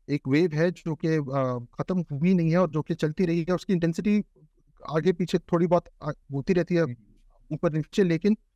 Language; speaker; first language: Urdu; non-native, local second language; Pashto